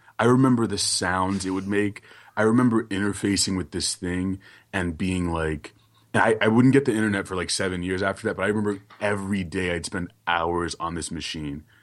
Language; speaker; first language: English; early bilingual, other home language; Haitian Creole